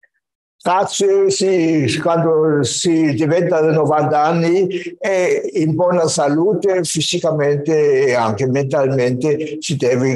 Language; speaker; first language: Italian; non-native, fluent; German